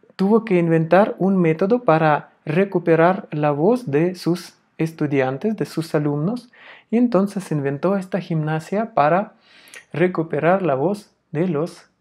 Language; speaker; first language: Spanish; non-native, fluent; Russian